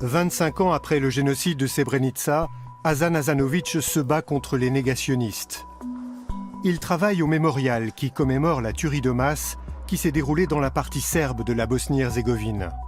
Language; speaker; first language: French; native; French